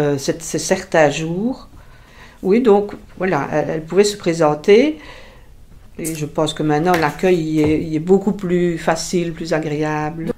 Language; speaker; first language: French; native; French